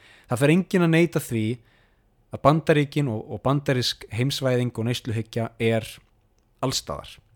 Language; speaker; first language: Icelandic; native; Icelandic